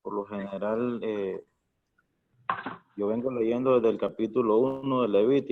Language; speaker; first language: Spanish; native; Spanish